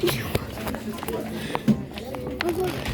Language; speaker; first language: French; non-native, learner; Arabic